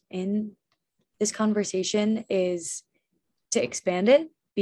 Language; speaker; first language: English; native; English